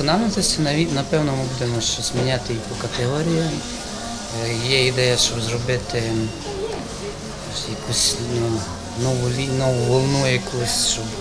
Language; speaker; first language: Ukrainian; native; Ukrainian